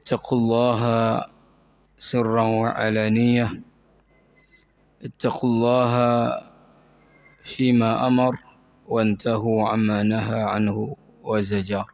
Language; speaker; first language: Arabic; non-native, fluent; Indonesian